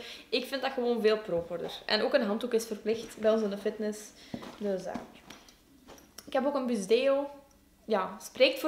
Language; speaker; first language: Dutch; native; Dutch